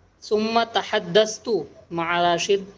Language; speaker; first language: Arabic; non-native, learner; Urdu